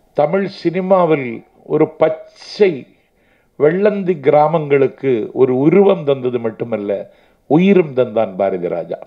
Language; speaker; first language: Tamil; native; Tamil